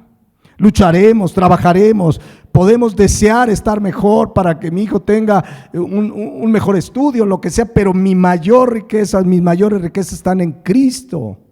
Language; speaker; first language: Spanish; native; Spanish